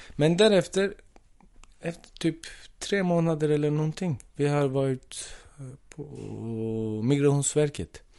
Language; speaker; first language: Swedish; non-native, fluent; Turkish